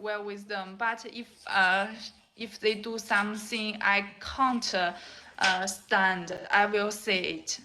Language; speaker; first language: English; non-native, learner; Chinese